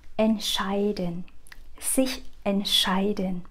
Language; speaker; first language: German; non-native, fluent; Vietnamese